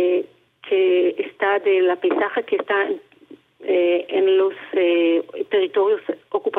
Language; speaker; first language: Spanish; non-native, learner; Hebrew